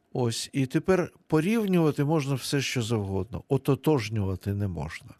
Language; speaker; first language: Ukrainian; non-native, local second language; Russian